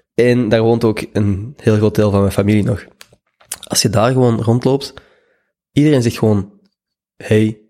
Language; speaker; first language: Dutch; native; Dutch